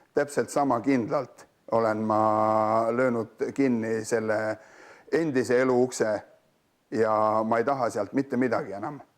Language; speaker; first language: Estonian; native; Estonian